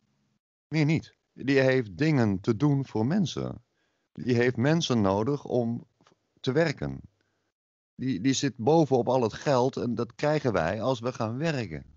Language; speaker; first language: Dutch; native; Dutch